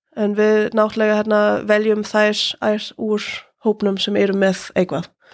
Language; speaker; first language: Icelandic; non-native, fluent; German